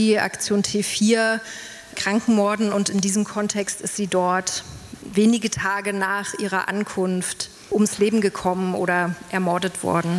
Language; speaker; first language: German; native; German